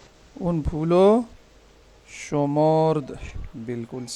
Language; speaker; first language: Persian; non-native, learner; Urdu